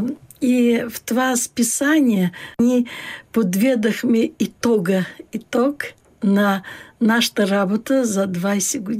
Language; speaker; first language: Bulgarian; early bilingual, heritage; Bulgarian